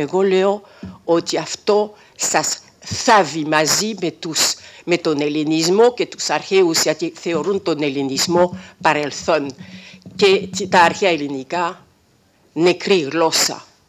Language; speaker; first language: Greek; non-native, fluent; French